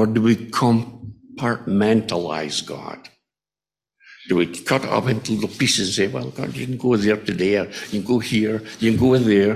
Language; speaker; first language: English; native; English